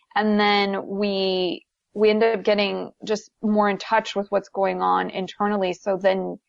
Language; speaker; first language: English; native; English